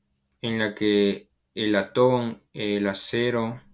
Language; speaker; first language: Spanish; native; Spanish